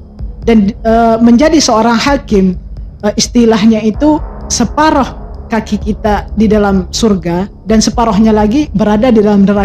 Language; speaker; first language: Indonesian; native; Indonesian